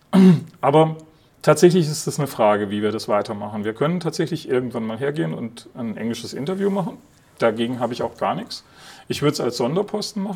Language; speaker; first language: German; native; German